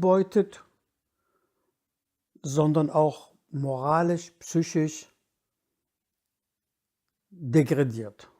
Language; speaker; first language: German; non-native, fluent; Kurdish